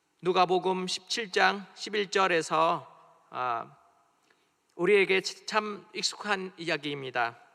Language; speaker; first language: Korean; non-native, fluent; Vietnamese